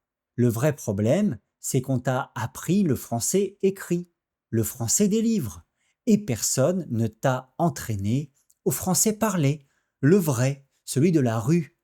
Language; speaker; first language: French; native; French